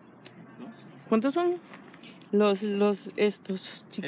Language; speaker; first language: Spanish; non-native, fluent; English